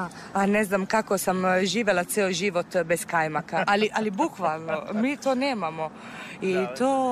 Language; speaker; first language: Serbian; non-native, fluent; Italian